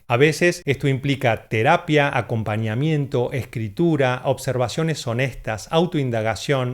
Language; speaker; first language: Spanish; native; Spanish